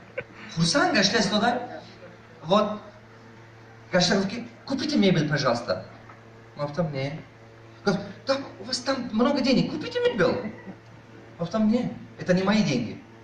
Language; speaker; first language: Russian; non-native, fluent; Tajik